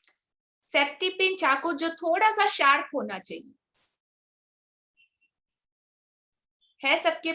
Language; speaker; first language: Hindi; native; Hindi